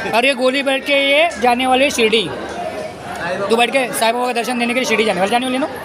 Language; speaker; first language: Hindi; non-native, local second language; Marathi